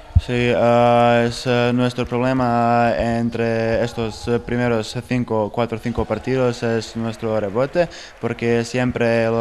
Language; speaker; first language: Spanish; non-native, fluent; Bosnian